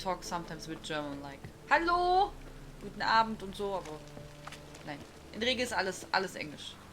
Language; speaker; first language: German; native; German